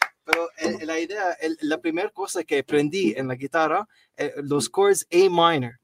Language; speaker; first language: Spanish; non-native, learner; Arabic